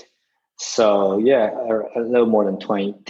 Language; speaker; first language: English; non-native, fluent; Chinese